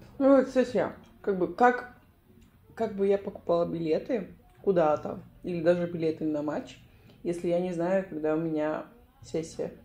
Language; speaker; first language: Russian; non-native, fluent; Spanish